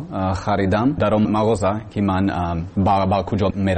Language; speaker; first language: Tajik; non-native, learner; English